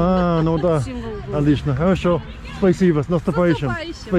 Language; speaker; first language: Russian; non-native, learner; English